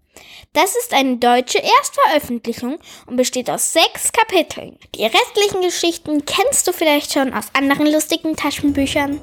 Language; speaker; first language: German; native; German